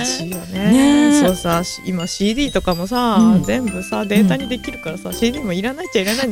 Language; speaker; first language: Japanese; native; Japanese